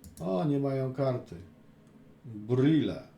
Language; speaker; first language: Polish; native; Polish